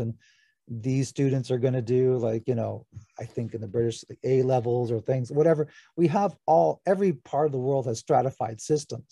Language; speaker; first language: English; native; English